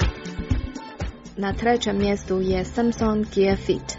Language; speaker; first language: Croatian; non-native, fluent; Chinese